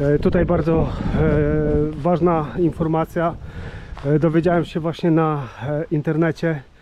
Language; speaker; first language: Polish; native; Polish